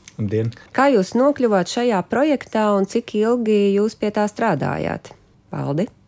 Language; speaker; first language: Latvian; native; Latvian